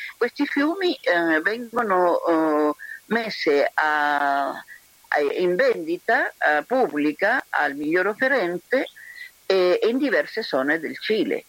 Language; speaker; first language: Italian; non-native, fluent; Spanish